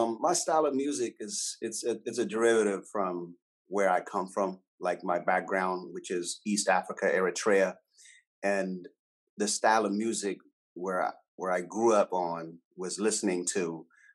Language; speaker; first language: English; native; English